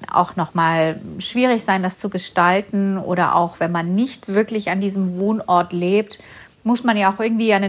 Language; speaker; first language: German; early bilingual, other home language; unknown